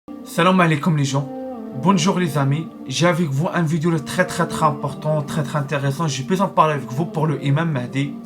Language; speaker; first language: French; non-native, learner; Arabic